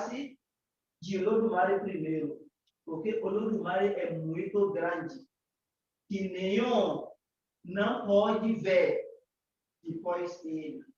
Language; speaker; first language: Portuguese; non-native, learner; Yoruba